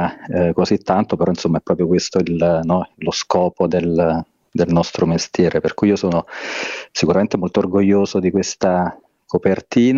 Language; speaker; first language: Italian; native; Italian